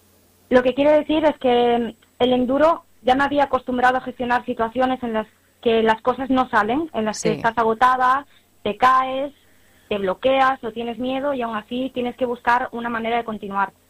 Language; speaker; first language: Spanish; native; Spanish